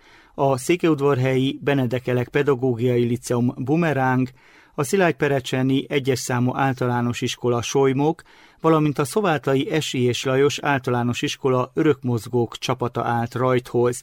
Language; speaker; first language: Hungarian; native; Hungarian